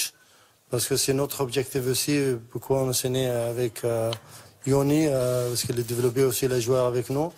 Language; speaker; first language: French; non-native, learner; Arabic